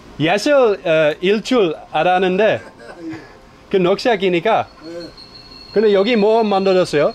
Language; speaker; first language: Korean; non-native, learner; Dutch